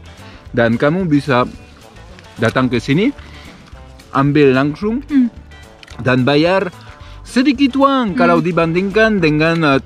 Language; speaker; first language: Indonesian; non-native, learner; French